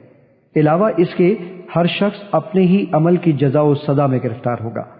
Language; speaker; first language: Urdu; native; Urdu